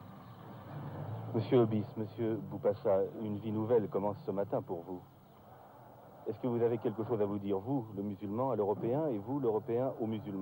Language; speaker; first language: French; native; French